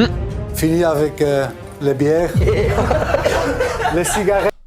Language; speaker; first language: French; non-native, local second language; Dutch